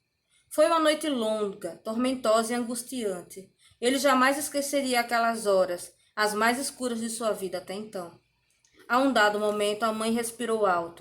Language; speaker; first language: Portuguese; native; Portuguese